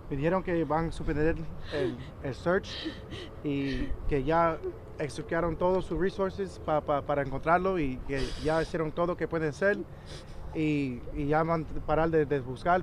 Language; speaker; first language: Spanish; early bilingual, other home language; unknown